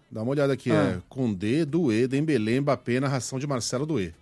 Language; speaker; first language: Portuguese; native; Portuguese